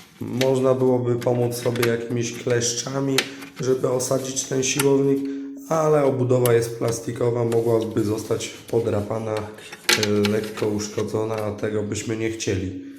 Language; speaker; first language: Polish; native; Polish